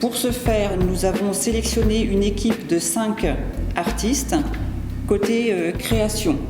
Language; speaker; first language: French; native; French